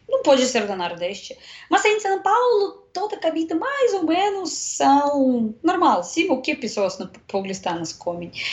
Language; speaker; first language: Portuguese; non-native, learner; Russian